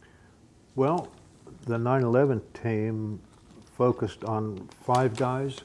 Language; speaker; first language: English; native; English